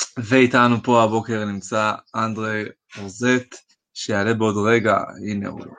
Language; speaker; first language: Hebrew; native; Hebrew